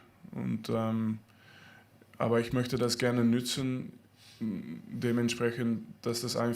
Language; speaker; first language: German; non-native, fluent; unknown